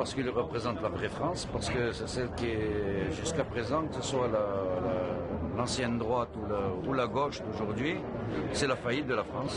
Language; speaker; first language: French; native; French